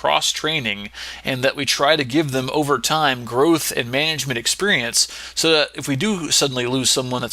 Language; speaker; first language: English; native; English